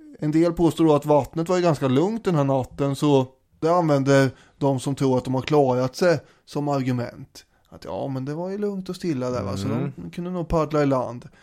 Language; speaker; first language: Swedish; native; Swedish